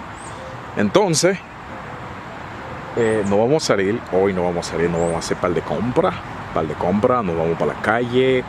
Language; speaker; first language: Spanish; non-native, learner; Haitian Creole